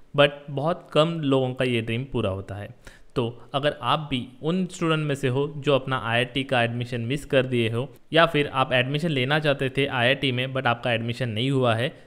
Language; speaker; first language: Hindi; native; Hindi